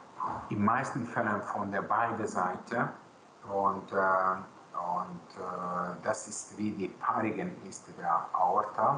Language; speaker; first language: German; non-native, local second language; Hungarian